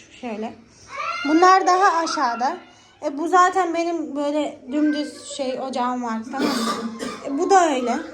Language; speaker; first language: Turkish; native; Turkish